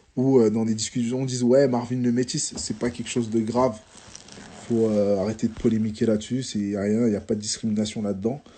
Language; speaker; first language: French; native; French